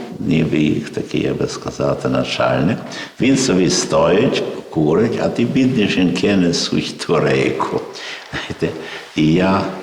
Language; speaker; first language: Ukrainian; native; Ukrainian